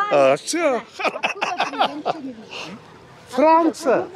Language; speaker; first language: Russian; non-native, local second language; Kyrgyz